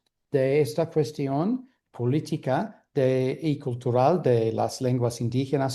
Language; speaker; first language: Spanish; non-native, fluent; English